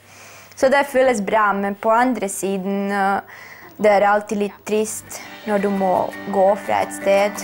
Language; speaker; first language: Norwegian; non-native, fluent; Serbian